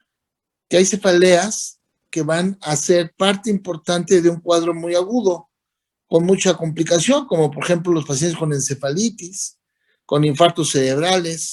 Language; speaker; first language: Spanish; native; Spanish